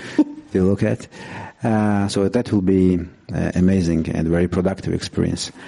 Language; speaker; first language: English; non-native, fluent; Georgian